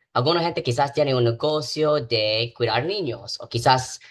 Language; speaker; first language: Spanish; non-native, learner; English